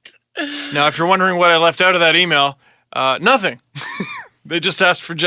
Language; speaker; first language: English; native; English